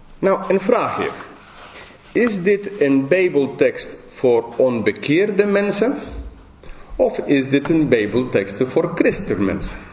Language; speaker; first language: Dutch; non-native, fluent; English